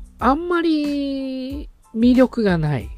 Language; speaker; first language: Japanese; native; Japanese